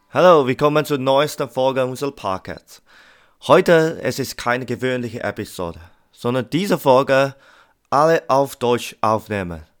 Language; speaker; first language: German; non-native, learner; Chinese